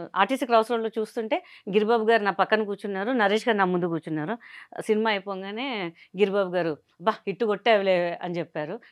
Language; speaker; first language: Telugu; non-native, local second language; Hindi